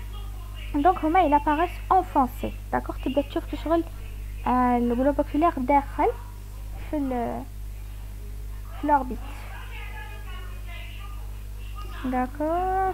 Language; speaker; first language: French; non-native, local second language; Arabic